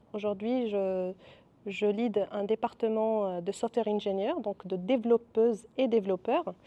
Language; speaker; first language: French; non-native, local second language; Arabic